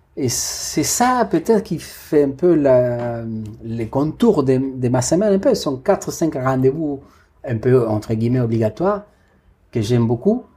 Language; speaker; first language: French; non-native, fluent; Spanish